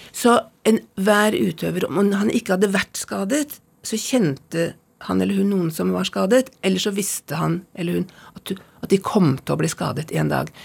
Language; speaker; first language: Norwegian; native; Norwegian